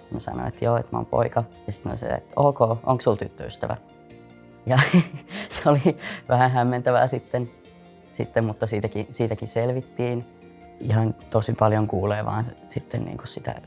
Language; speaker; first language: Finnish; native; Finnish